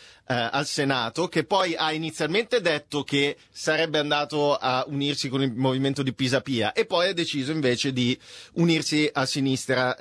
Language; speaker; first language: Italian; native; Italian